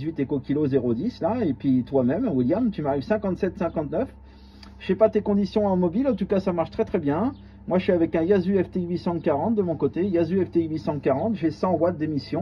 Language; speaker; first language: French; native; French